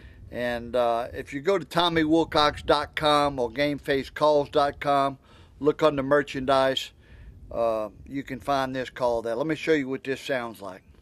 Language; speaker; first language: English; native; English